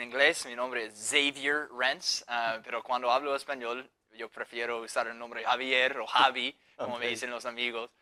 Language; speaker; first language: Spanish; non-native, fluent; English